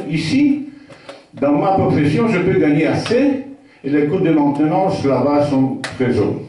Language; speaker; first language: French; non-native, fluent; Polish